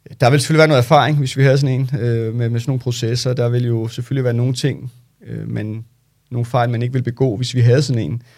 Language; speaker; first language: Danish; early bilingual, other home language; Turkish